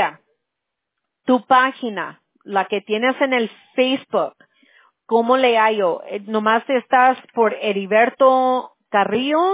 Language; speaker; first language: Spanish; early bilingual, heritage; English